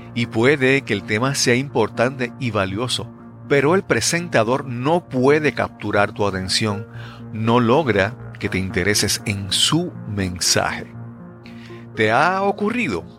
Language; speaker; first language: Spanish; native; Spanish